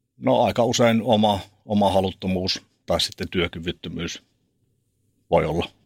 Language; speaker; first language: Finnish; native; Finnish